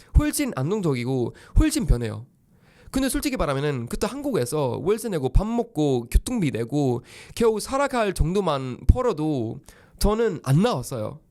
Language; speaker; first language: Korean; non-native, fluent; Swedish